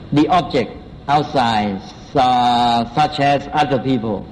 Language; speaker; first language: English; non-native, fluent; Thai